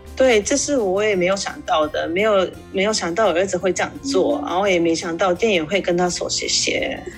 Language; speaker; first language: Chinese; non-native, fluent; Japanese